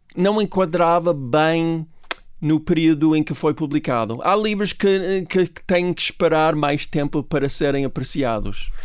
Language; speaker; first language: Portuguese; non-native, fluent; English